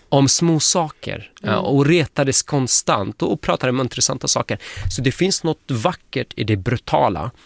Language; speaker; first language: Swedish; non-native, fluent; Arabic